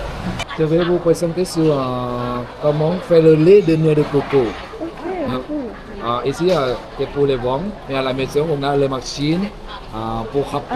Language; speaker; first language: French; non-native, learner; Thai